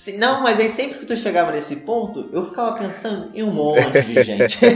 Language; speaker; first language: Portuguese; native; Portuguese